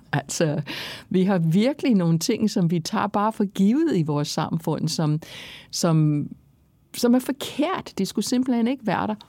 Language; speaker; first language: Danish; non-native, fluent; English